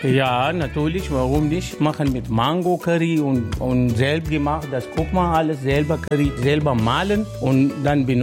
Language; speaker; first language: German; non-native, learner; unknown